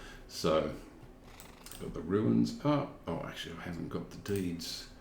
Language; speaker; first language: English; native; English